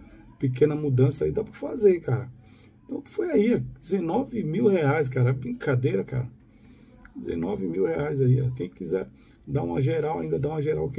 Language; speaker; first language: Portuguese; native; Portuguese